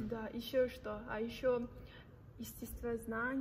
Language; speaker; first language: Russian; non-native, learner; Mongolian